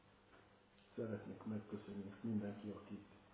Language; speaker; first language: Hungarian; non-native, fluent; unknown